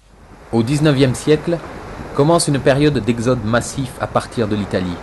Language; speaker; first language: French; native; French